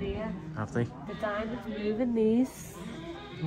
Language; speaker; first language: English; native; English